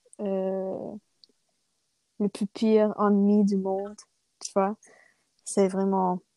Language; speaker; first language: French; non-native, fluent; English